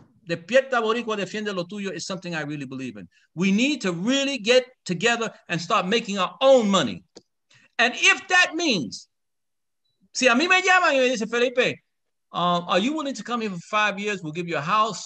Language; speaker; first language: English; early bilingual, other home language; Spanish